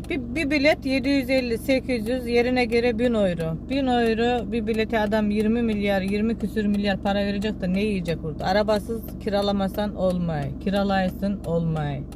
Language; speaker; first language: Turkish; native; Turkish